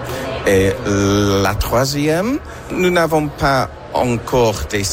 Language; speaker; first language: French; non-native, fluent; English